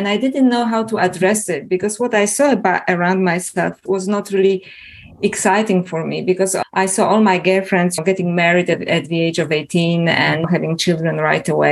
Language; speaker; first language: English; non-native, fluent; Polish